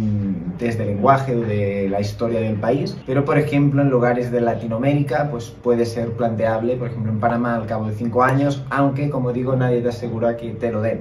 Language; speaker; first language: Spanish; native; Spanish